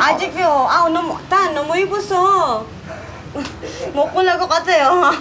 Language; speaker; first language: Korean; non-native, learner; Filipino